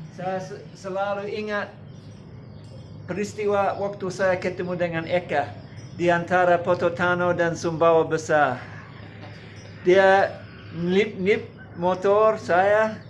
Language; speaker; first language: Indonesian; non-native, fluent; English